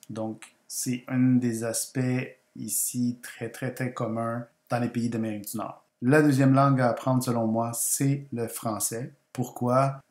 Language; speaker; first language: French; non-native, fluent; Spanish